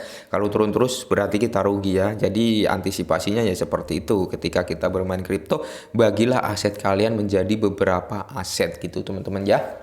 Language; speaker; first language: Indonesian; native; Indonesian